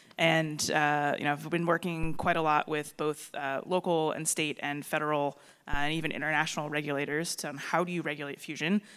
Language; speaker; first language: English; native; English